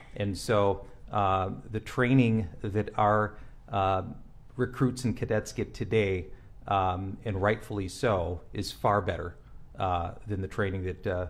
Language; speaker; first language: English; native; English